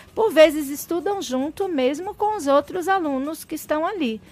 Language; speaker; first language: Portuguese; native; Portuguese